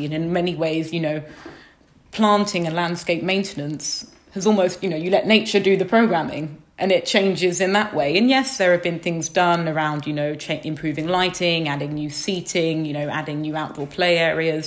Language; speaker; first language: English; native; English